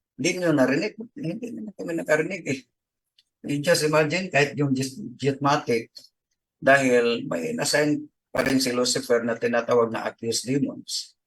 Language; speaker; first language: Filipino; non-native, local second language; Cebuano